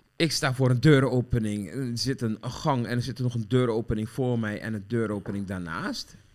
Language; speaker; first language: Dutch; early bilingual, other home language; Sranan Tongo